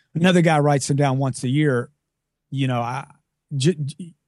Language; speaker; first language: English; native; English